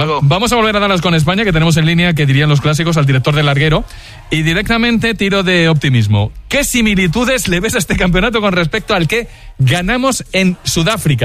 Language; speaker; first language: Spanish; native; Spanish